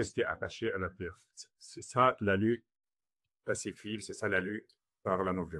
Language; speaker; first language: French; non-native, fluent; Arabic